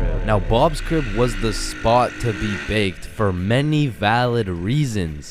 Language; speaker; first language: English; native; English